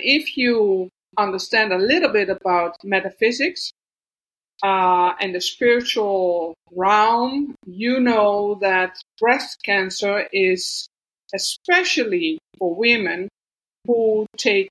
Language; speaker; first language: English; non-native, fluent; Dutch